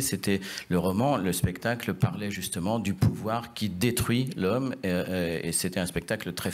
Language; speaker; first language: French; native; French